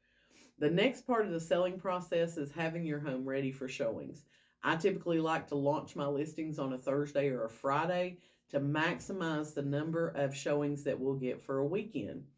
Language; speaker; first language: English; native; English